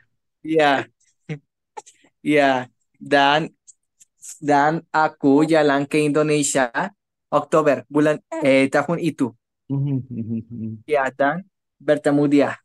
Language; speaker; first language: Indonesian; non-native, learner; Spanish